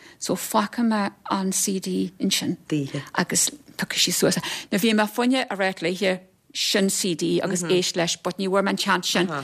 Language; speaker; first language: Irish; native; Irish